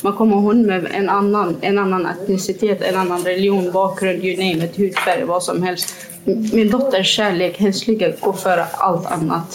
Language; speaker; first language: Swedish; non-native, fluent; Kurdish